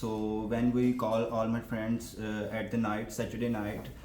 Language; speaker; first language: English; non-native, learner; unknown